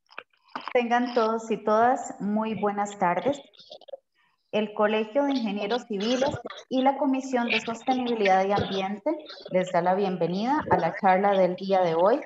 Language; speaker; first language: Spanish; native; Spanish